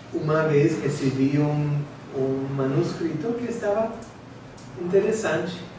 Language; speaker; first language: Portuguese; non-native, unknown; English